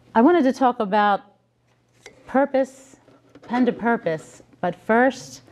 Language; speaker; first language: English; native; English